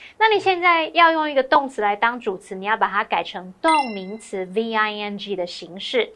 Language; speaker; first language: Chinese; native; Chinese